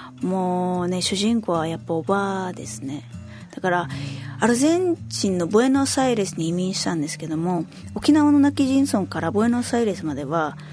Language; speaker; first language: Japanese; early bilingual, heritage; Spanish